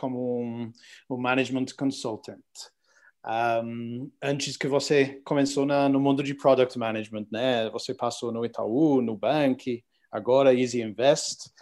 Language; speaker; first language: Portuguese; non-native, learner; English